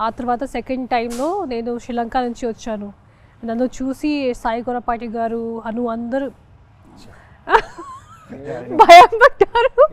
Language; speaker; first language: Telugu; non-native, fluent; Hindi